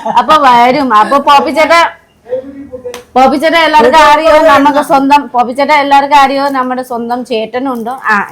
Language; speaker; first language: Malayalam; non-native, learner; Nepali